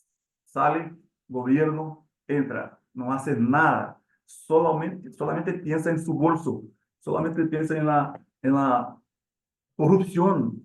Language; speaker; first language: Spanish; non-native, learner; Portuguese